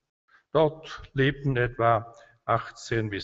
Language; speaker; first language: German; native; German